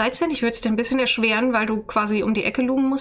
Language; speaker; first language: German; native; German